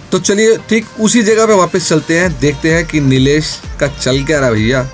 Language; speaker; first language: Hindi; native; Hindi